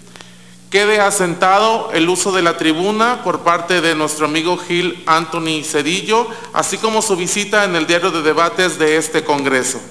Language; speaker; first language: Spanish; native; Spanish